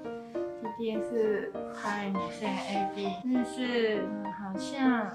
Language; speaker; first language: Chinese; early bilingual, heritage; Japanese